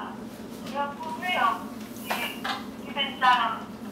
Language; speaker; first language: Spanish; non-native, learner; English